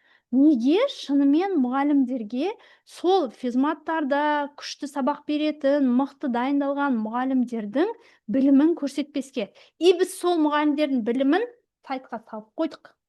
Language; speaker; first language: Kazakh; native; Kazakh